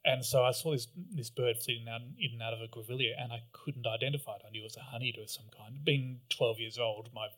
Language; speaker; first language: English; native; English